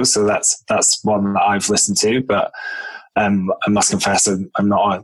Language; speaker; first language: English; native; English